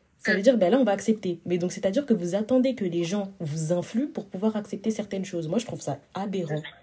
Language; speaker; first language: French; early bilingual, other home language; Wolof